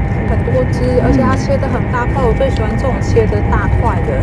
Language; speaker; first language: Chinese; native; Chinese